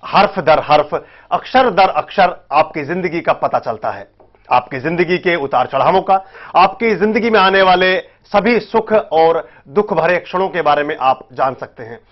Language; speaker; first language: Hindi; native; Hindi